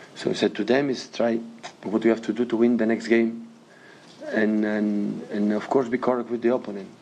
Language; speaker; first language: English; non-native, fluent; Catalan